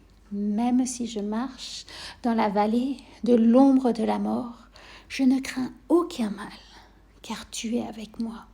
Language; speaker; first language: French; native; French